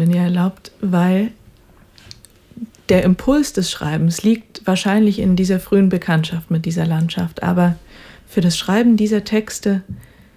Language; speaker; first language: German; native; German